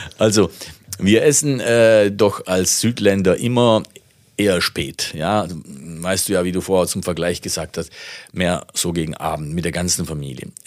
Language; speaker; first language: German; non-native, fluent; Italian